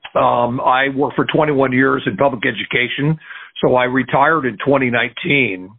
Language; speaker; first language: English; native; English